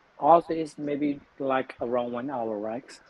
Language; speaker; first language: English; non-native, learner; Thai